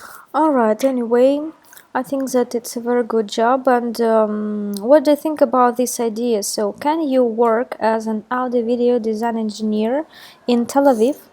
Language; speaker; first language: English; non-native, fluent; Russian